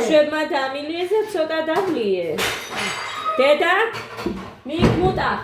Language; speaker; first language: Georgian; native; Georgian